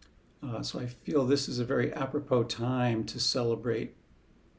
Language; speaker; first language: English; native; English